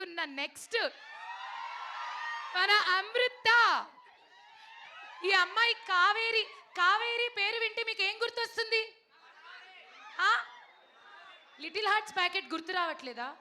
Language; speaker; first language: Telugu; native; Telugu